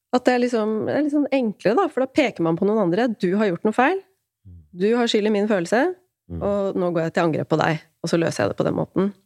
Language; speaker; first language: Norwegian; native; Norwegian